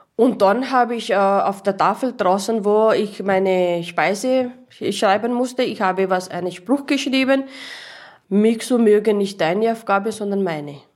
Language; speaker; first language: German; non-native, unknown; Urdu